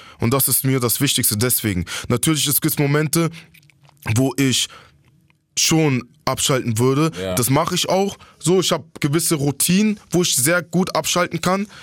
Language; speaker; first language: German; native; German